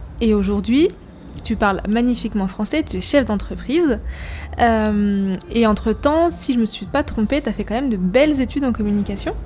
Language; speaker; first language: French; native; French